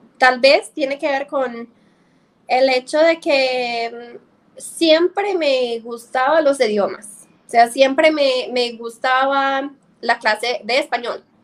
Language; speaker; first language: Spanish; non-native, fluent; English